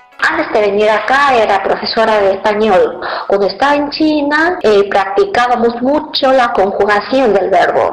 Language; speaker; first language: Spanish; non-native, fluent; Chinese